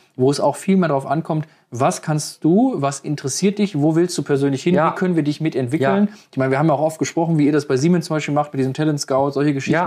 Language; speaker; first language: German; native; German